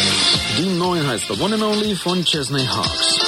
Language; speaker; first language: German; native; German